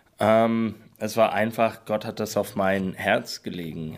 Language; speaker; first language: German; non-native, learner; English